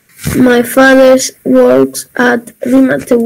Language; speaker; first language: English; non-native, learner; Spanish